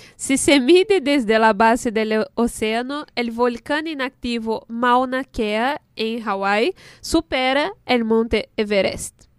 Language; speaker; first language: Spanish; non-native, fluent; Portuguese